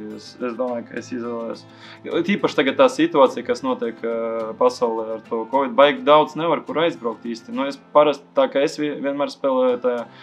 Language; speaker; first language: Latvian; non-native, local second language; Russian